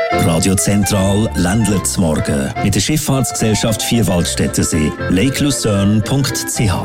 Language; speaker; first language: German; native; German